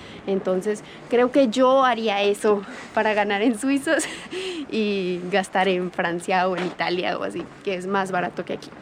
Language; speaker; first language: Spanish; native; Spanish